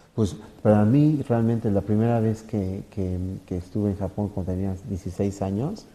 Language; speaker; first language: Spanish; native; Spanish